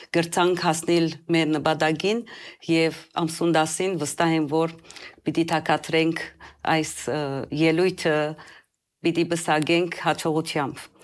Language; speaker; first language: Armenian; early bilingual, heritage; Armenian